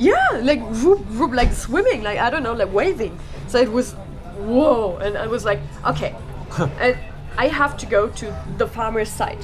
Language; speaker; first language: English; non-native, fluent; German